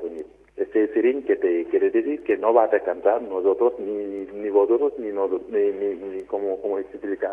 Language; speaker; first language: Spanish; non-native, learner; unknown